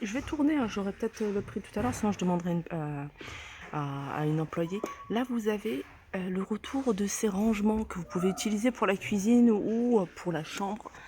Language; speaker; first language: French; native; French